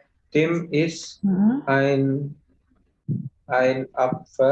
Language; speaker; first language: German; non-native, learner; Indonesian